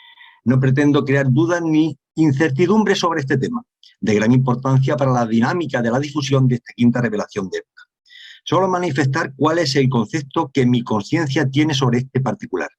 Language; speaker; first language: Spanish; native; Spanish